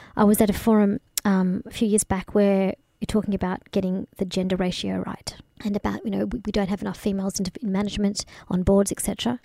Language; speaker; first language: English; early bilingual, other home language; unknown